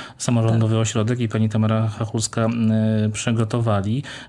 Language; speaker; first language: Polish; native; Polish